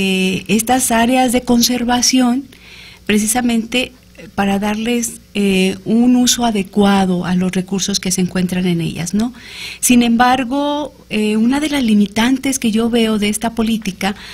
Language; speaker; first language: Spanish; native; Spanish